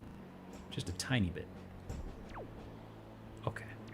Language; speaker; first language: English; native; English